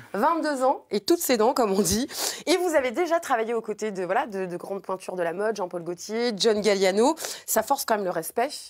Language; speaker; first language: French; native; French